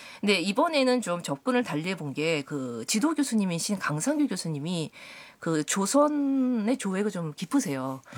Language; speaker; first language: Korean; native; Korean